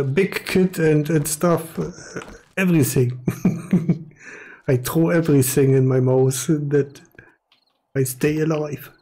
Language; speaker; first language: English; non-native, fluent; German